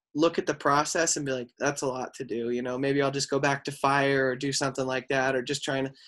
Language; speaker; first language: English; native; English